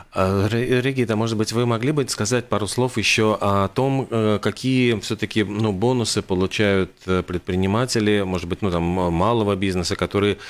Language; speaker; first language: Russian; native; Russian